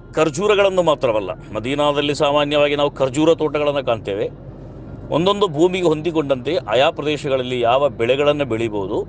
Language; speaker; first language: Kannada; non-native, local second language; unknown